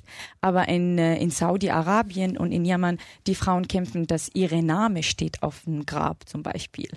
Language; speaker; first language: German; non-native, fluent; Arabic